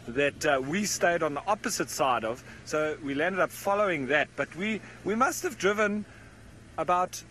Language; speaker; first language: English; native; English